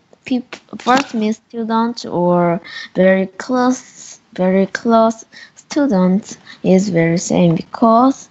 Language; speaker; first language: English; non-native, learner; Korean